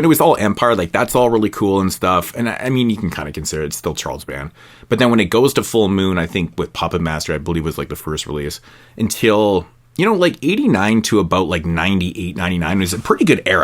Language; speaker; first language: English; native; English